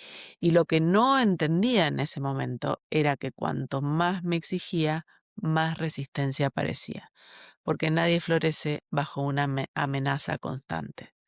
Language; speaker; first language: Spanish; native; Spanish